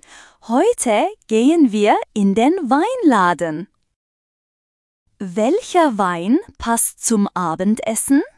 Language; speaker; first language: German; non-native, fluent; Turkish